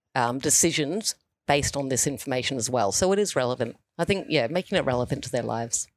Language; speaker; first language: English; native; English